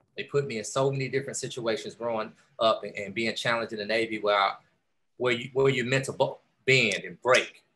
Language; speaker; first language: English; native; English